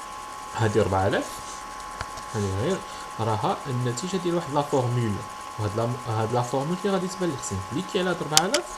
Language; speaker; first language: Arabic; native; Arabic